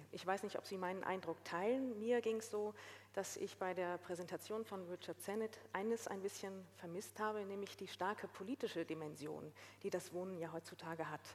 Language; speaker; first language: German; native; German